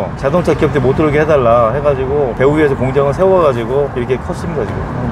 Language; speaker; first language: Korean; native; Korean